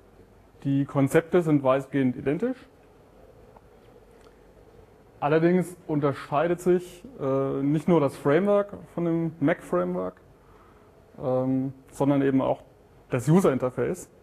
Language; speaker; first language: German; native; German